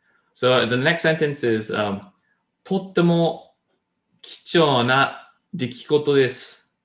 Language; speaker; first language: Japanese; non-native, learner; English